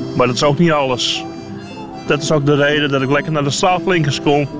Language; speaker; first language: Dutch; native; Dutch